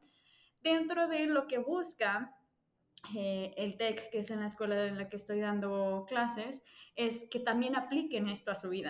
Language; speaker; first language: Spanish; native; Spanish